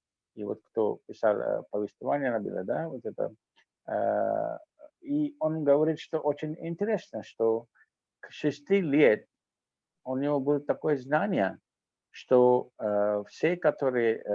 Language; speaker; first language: Russian; non-native, fluent; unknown